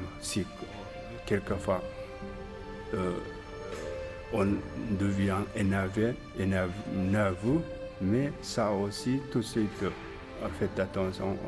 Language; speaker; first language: French; non-native, learner; Japanese